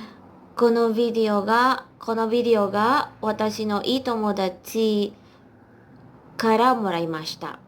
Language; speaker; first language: Japanese; non-native, learner; Indonesian